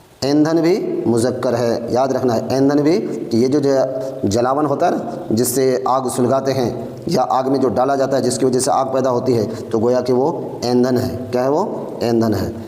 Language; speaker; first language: Urdu; native; Urdu